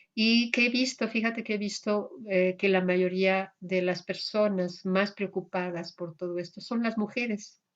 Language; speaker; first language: Spanish; native; Spanish